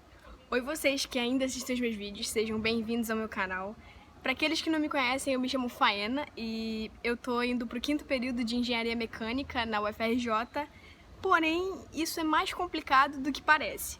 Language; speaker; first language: Portuguese; native; Portuguese